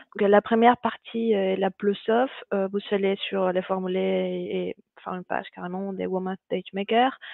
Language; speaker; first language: French; non-native, fluent; Spanish